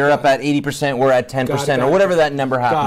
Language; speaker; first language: English; native; English